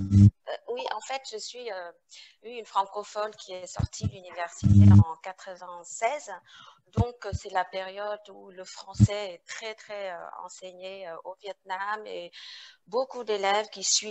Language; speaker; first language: French; non-native, fluent; Vietnamese